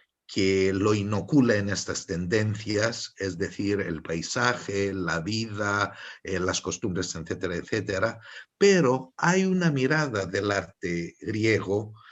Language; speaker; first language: Spanish; non-native, fluent; Greek